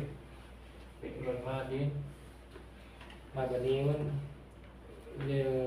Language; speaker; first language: Arabic; non-native, learner; Indonesian